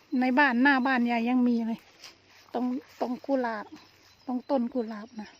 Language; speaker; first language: Thai; native; Thai